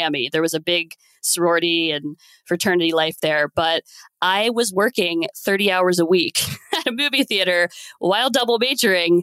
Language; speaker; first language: English; native; English